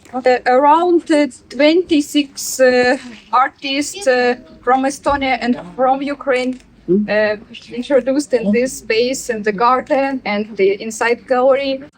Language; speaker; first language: English; non-native, learner; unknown